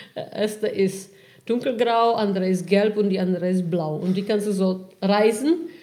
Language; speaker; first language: German; non-native, fluent; Czech